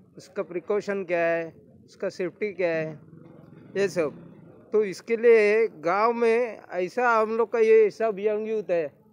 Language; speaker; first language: Hindi; non-native, local second language; Marathi